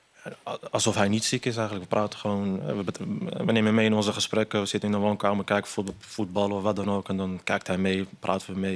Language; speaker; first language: Dutch; early bilingual, other home language; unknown